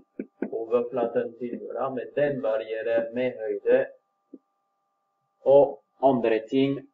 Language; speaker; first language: Norwegian; non-native, fluent; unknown